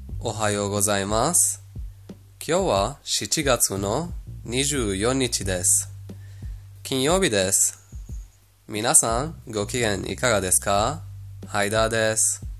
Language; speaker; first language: Japanese; non-native, fluent; Persian